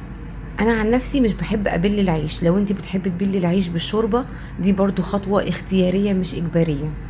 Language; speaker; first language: Arabic; native; Arabic